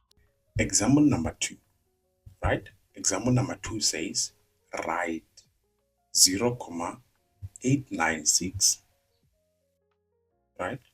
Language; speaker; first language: English; non-native, local second language; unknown